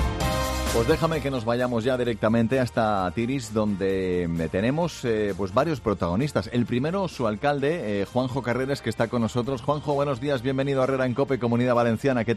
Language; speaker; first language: Spanish; native; Spanish